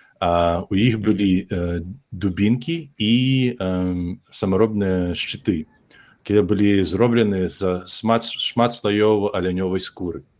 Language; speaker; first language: Belarusian; non-native, local second language; Russian